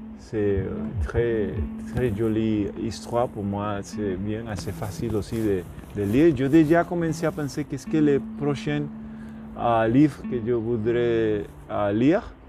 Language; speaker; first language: French; non-native, learner; Spanish